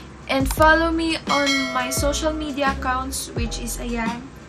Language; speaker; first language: English; non-native, local second language; Filipino